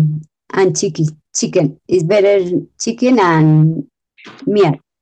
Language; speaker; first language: English; non-native, learner; Spanish